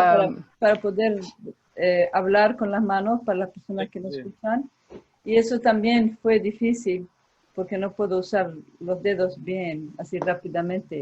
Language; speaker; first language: Spanish; early bilingual, heritage; Spanish